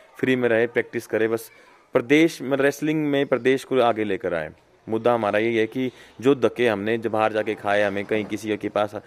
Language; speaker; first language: Hindi; native; Hindi